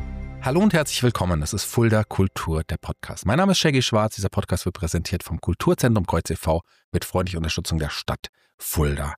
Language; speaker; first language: German; native; German